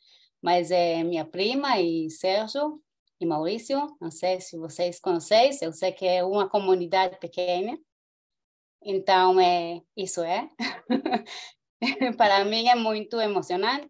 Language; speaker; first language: Portuguese; early bilingual, heritage; Hebrew